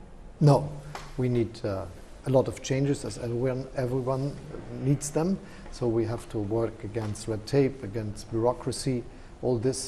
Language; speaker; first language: English; non-native, fluent; German